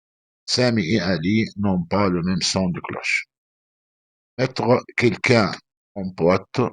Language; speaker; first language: French; non-native, fluent; Arabic